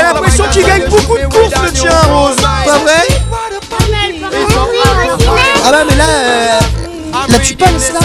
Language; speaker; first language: French; native; French